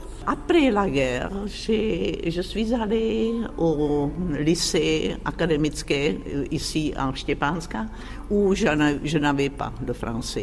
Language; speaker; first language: French; non-native, fluent; Czech